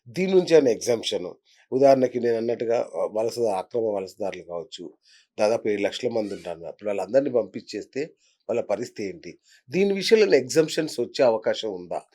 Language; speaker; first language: Telugu; native; Telugu